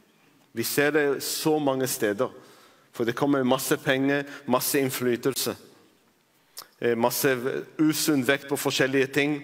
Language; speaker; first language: Norwegian; non-native, fluent; Arabic